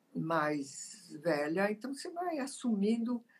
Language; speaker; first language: Portuguese; early bilingual, other home language; Italian